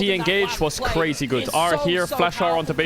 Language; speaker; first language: English; native; English